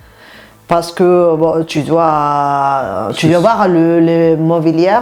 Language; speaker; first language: French; non-native, fluent; Spanish